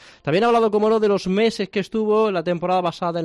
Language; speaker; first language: Spanish; native; Spanish